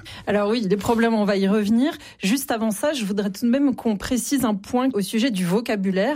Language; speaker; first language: French; native; French